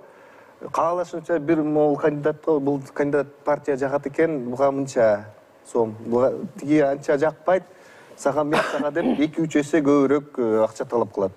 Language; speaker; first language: Kyrgyz; native; Kyrgyz